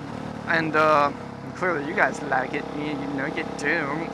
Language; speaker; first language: English; native; English